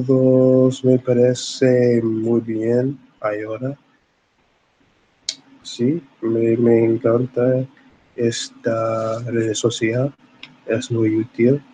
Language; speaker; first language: Spanish; non-native, learner; English